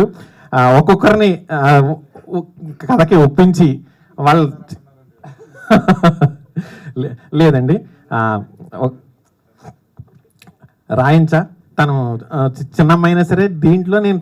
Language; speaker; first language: Telugu; native; Telugu